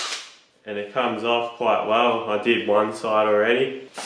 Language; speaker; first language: English; native; English